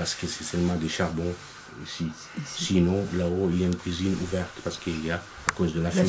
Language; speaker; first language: French; non-native, fluent; Arabic